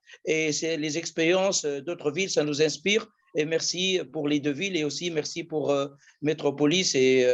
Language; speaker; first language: French; non-native, local second language; Arabic